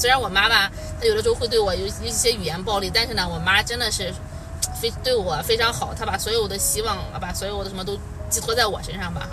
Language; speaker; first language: Chinese; native; Chinese